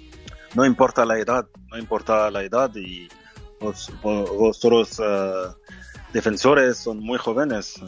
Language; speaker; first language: Spanish; non-native, fluent; French